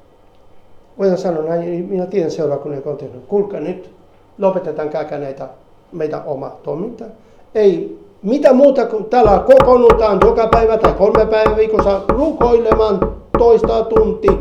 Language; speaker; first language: Finnish; non-native, fluent; Spanish